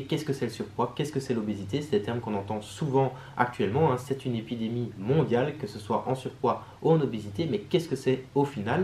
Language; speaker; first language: French; native; French